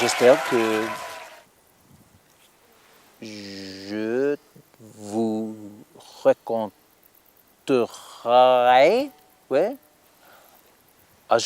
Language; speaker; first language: French; non-native, learner; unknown